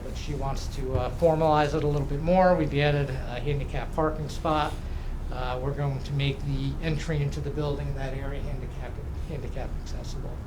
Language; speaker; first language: English; native; English